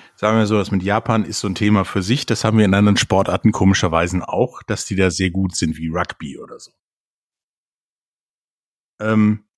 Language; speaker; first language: German; native; German